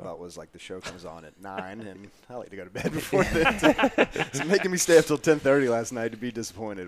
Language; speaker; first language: English; native; English